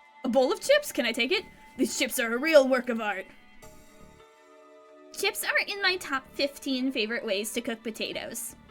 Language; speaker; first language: English; native; English